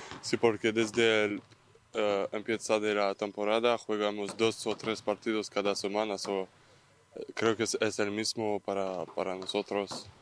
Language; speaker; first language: Spanish; non-native, learner; French